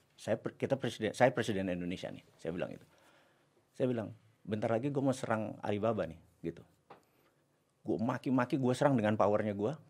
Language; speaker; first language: Indonesian; native; Indonesian